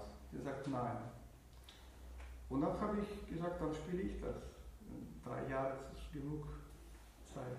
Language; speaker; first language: German; non-native, fluent; Russian